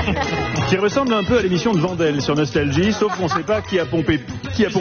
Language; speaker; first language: French; native; French